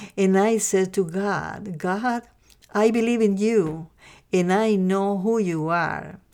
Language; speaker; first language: English; non-native, fluent; Spanish